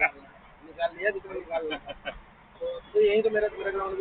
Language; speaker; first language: Hindi; native; Hindi